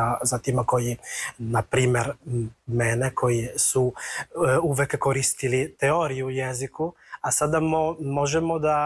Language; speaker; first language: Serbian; non-native, fluent; Italian